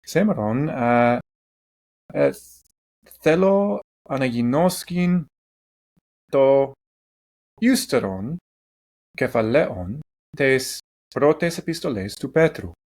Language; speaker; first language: Greek; non-native, fluent; English